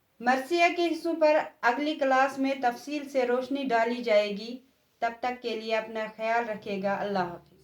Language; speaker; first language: Urdu; non-native, local second language; Kashmiri